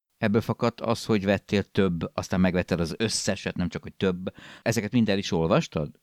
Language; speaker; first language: Hungarian; native; Hungarian